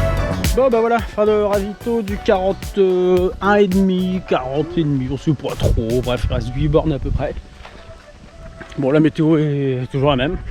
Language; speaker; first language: French; native; French